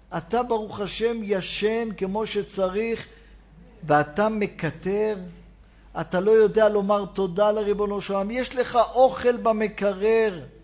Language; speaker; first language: Hebrew; native; Hebrew